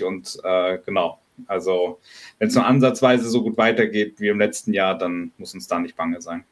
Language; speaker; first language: German; native; German